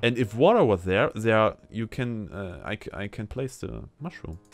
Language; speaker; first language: English; non-native, learner; German